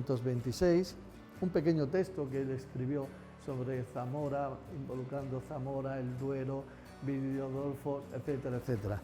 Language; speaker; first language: Spanish; native; Spanish